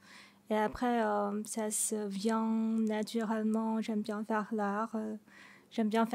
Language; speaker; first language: French; non-native, fluent; Chinese